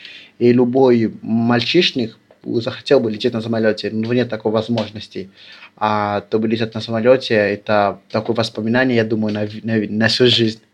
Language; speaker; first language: Russian; early bilingual, other home language; Lingala